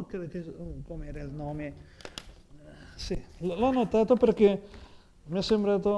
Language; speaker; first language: Italian; non-native, fluent; Catalan